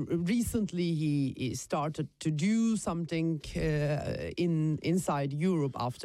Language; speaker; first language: English; non-native, fluent; Turkish